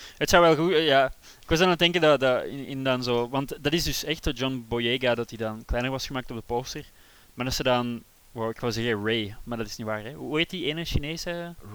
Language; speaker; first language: Dutch; native; Dutch